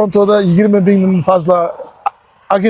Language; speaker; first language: Turkish; non-native, learner; Uyghur